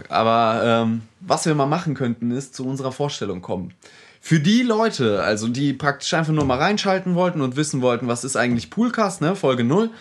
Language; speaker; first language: German; early bilingual, other home language; Russian